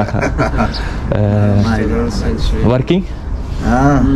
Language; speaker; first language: English; non-native, learner; Malayalam